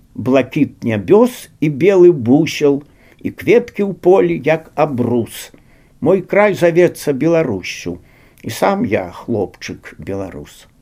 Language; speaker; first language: Belarusian; native; Belarusian